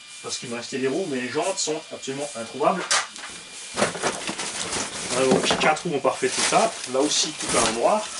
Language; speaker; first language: French; native; French